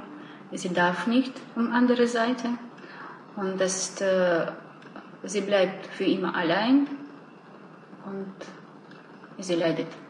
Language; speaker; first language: German; non-native, learner; Russian